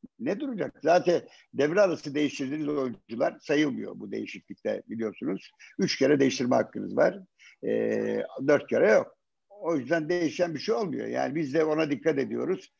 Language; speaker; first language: Turkish; native; Turkish